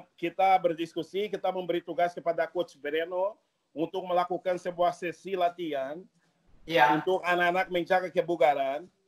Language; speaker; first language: Indonesian; non-native, fluent; Portuguese